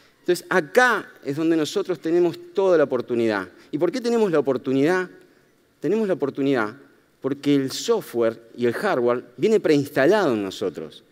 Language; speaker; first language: Spanish; native; Spanish